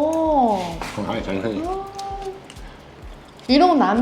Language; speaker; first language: Korean; non-native, learner; Chinese